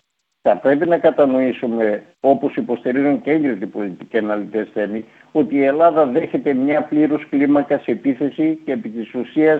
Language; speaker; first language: Greek; native; Greek